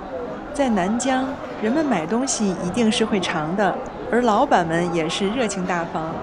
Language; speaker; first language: Chinese; native; Chinese